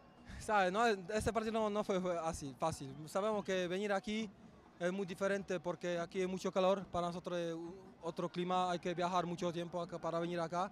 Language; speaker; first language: Spanish; non-native, fluent; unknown